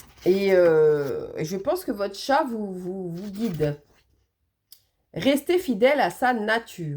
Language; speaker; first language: French; native; French